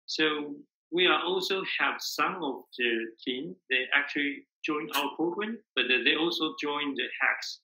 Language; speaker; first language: English; non-native, learner; Chinese